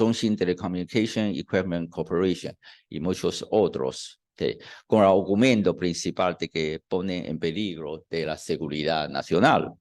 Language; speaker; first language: Spanish; non-native, fluent; Chinese